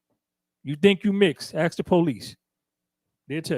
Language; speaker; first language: English; native; English